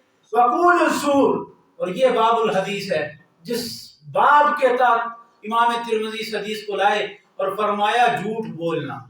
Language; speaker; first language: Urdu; native; Urdu